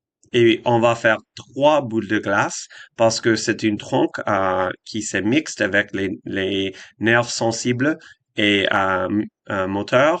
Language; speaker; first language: French; non-native, fluent; English